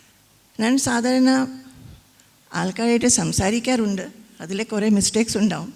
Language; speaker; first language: Malayalam; non-native, fluent; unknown